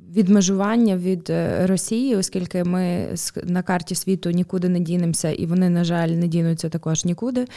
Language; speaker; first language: Ukrainian; native; Ukrainian